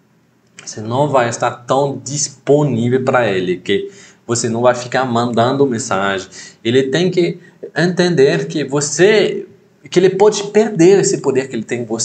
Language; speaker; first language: Portuguese; non-native, fluent; French